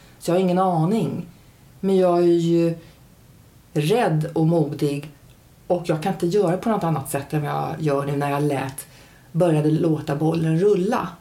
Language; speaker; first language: Swedish; early bilingual, heritage; Swedish